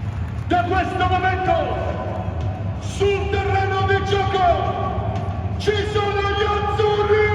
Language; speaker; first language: Italian; native; Italian